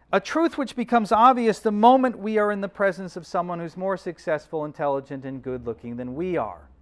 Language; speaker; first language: English; native; English